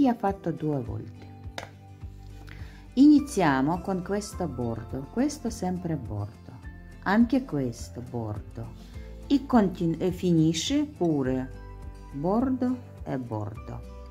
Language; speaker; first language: Italian; non-native, learner; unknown